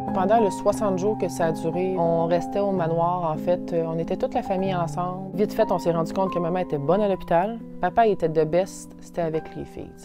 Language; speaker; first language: French; native; French